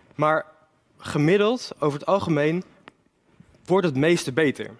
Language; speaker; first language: Dutch; native; Dutch